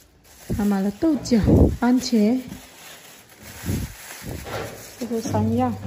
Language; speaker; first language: Chinese; native; Chinese